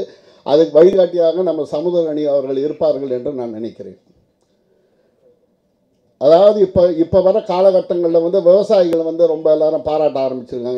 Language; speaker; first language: Tamil; native; Tamil